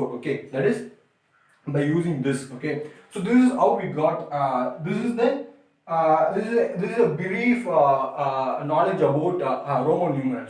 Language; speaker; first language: English; non-native, local second language; Tamil